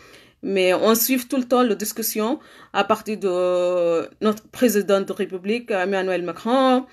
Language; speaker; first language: French; non-native, learner; Arabic